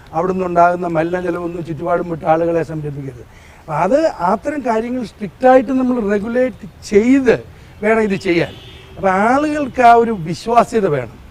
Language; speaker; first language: Malayalam; native; Malayalam